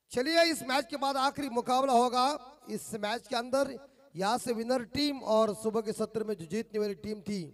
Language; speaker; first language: Hindi; non-native, local second language; Marathi